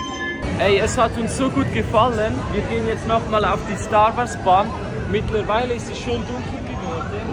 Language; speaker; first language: German; native; German